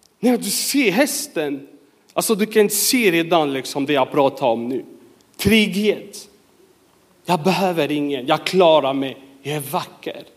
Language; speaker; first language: Swedish; non-native, fluent; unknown